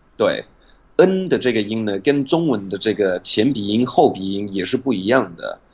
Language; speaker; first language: Chinese; non-native, fluent; English